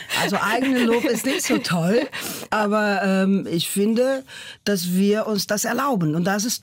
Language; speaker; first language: German; non-native, fluent; Portuguese